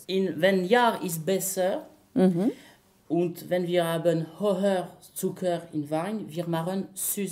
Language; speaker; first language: German; non-native, learner; French